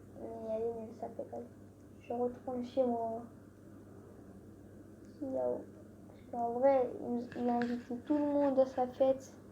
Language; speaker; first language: French; native; French